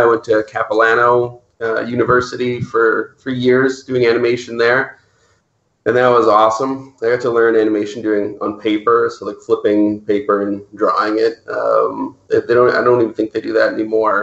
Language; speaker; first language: English; native; English